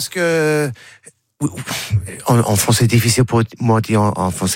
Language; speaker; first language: French; non-native, learner; English